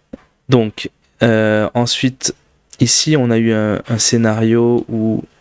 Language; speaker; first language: French; native; French